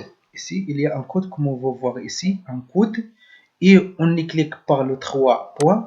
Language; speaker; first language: French; non-native, learner; Arabic